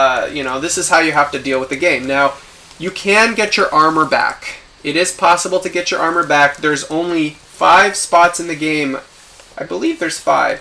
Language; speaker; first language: English; native; English